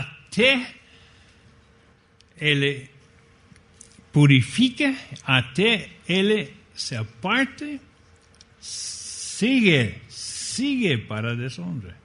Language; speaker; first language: Portuguese; non-native, fluent; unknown